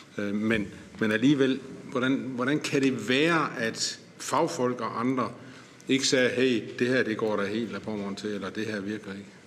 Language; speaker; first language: Danish; native; Danish